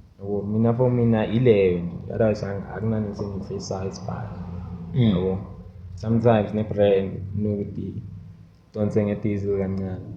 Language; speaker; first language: Zulu; native; Zulu